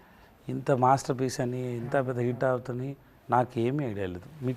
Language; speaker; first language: Telugu; non-native, learner; Tamil